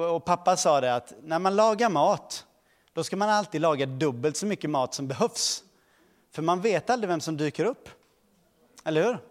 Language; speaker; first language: Swedish; early bilingual, other home language; Portuguese